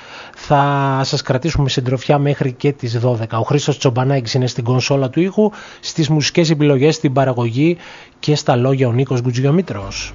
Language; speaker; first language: Greek; native; Greek